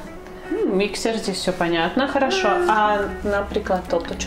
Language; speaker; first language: Russian; native; Russian